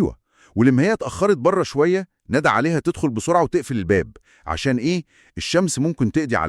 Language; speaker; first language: Arabic; native; Arabic